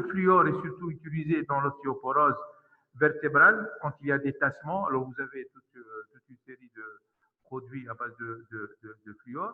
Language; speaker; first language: French; non-native, local second language; Arabic